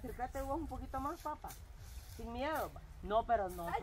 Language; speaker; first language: Spanish; native; Spanish